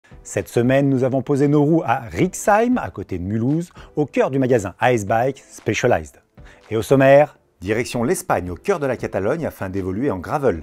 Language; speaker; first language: French; native; French